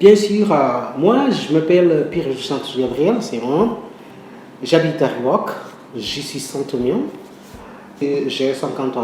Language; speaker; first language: French; non-native, learner; Portuguese